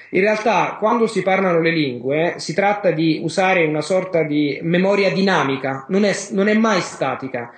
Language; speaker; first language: Italian; native; Italian